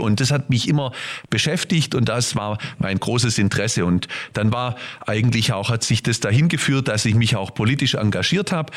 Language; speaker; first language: German; native; German